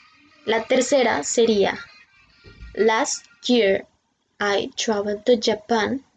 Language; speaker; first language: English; non-native, fluent; Spanish